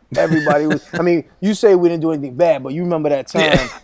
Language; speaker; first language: English; early bilingual, other home language; Spanish